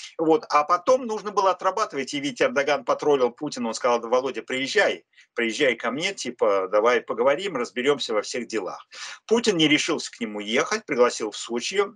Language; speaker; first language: Russian; native; Russian